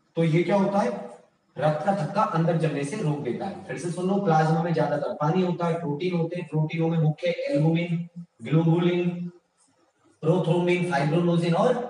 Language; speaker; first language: Hindi; native; Hindi